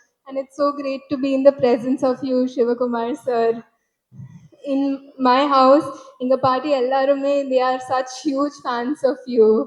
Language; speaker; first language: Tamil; non-native, learner; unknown